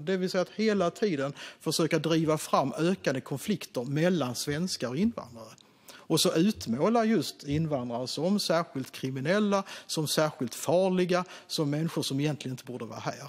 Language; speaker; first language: Swedish; native; Swedish